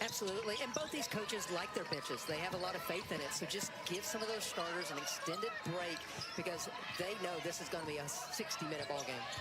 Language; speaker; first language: English; native; English